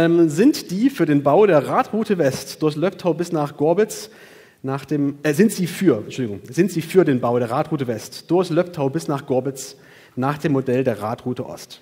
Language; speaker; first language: German; native; German